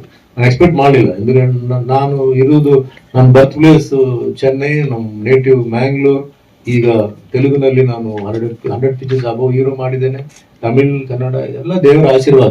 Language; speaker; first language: Kannada; non-native, fluent; Tulu